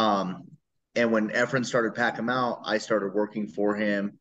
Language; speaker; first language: English; native; English